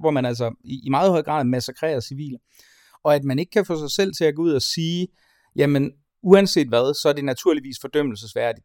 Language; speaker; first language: Danish; native; Danish